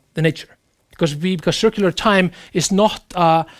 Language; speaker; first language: English; non-native, fluent; Icelandic